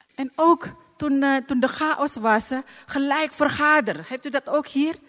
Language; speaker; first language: Dutch; non-native, fluent; Indonesian